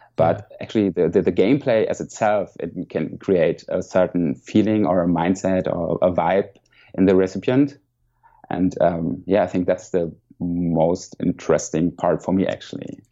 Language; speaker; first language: English; non-native, fluent; German